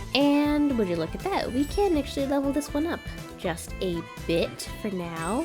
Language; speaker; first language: English; native; English